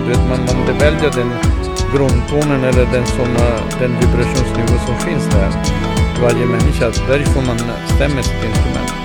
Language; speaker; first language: Swedish; non-native, fluent; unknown